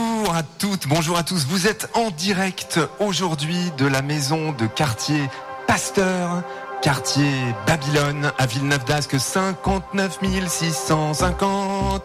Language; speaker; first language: French; native; French